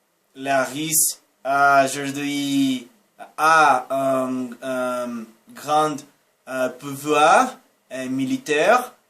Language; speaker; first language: French; non-native, learner; Portuguese